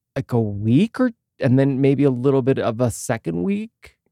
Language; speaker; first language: English; native; English